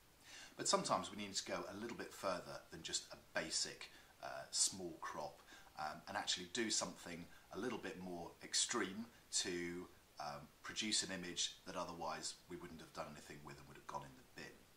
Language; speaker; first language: English; native; English